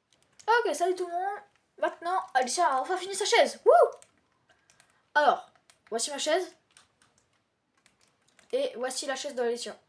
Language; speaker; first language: French; native; French